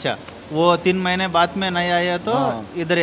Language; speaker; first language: Hindi; non-native, local second language; Telugu